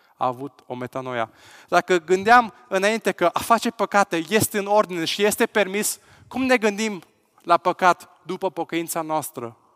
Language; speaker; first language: Romanian; non-native, local second language; Hungarian